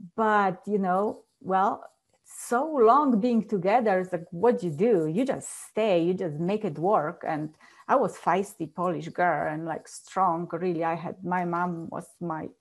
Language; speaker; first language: English; non-native, fluent; Polish